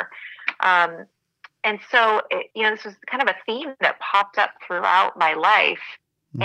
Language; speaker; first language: English; native; English